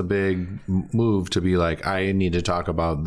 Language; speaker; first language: English; native; English